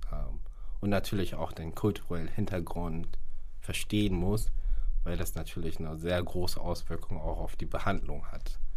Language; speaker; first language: German; early bilingual, other home language; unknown